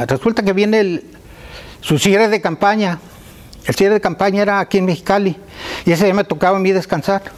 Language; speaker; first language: Spanish; native; Spanish